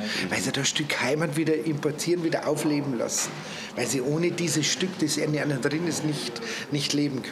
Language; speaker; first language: German; native; German